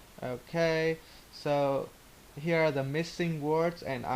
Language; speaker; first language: English; non-native, learner; Vietnamese